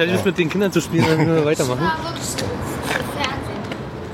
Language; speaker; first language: German; native; German